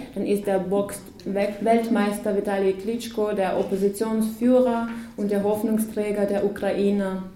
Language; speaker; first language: German; non-native, fluent; Ukrainian